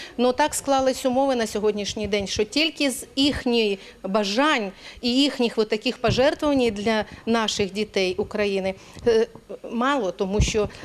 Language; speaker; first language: Ukrainian; native; Ukrainian